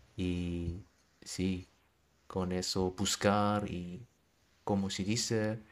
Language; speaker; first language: Spanish; non-native, learner; German